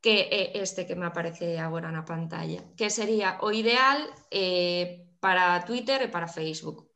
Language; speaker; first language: Spanish; non-native, local second language; Galician